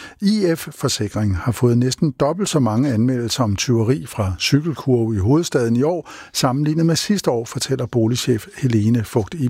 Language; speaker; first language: Danish; native; Danish